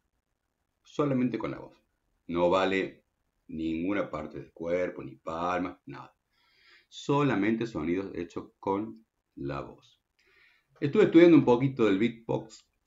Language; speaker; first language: Spanish; native; Spanish